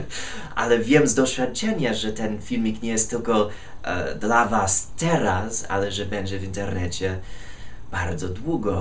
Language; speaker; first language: Polish; non-native, fluent; English